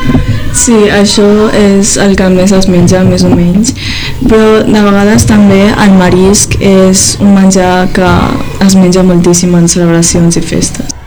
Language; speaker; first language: Catalan; early bilingual, other home language; Chinese